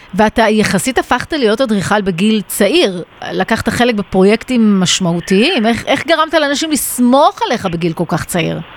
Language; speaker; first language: Hebrew; native; Hebrew